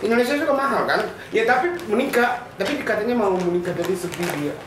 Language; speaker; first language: Indonesian; non-native, learner; Japanese